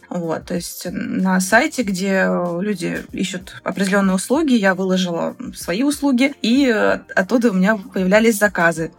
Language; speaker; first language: Russian; native; Russian